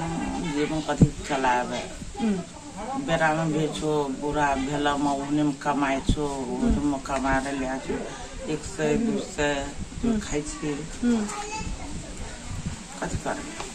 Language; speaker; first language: Nepali; non-native, local second language; Maithili